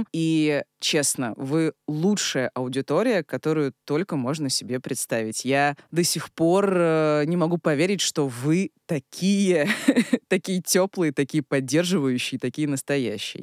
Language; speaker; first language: Russian; native; Russian